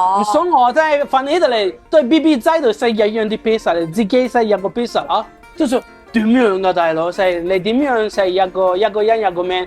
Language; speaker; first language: Cantonese; non-native, learner; Italian